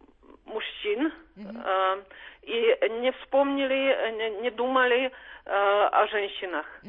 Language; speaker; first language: Russian; non-native, fluent; Czech